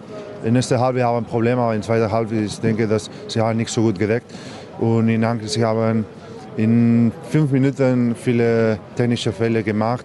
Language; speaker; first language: German; non-native, learner; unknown